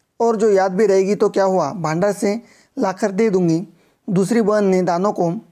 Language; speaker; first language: Hindi; non-native, local second language; Marathi